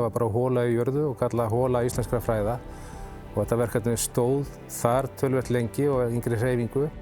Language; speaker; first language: Icelandic; native; Icelandic